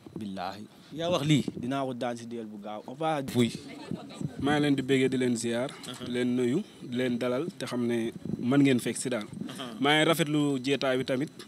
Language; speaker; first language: Wolof; native; Wolof